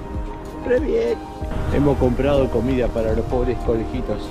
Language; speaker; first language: Spanish; native; Spanish